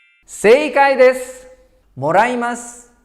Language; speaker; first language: Japanese; non-native, fluent; Indonesian